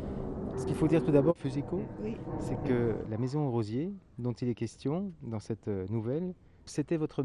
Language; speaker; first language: French; native; French